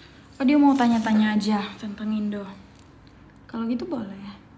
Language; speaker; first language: Indonesian; non-native, fluent; Turkish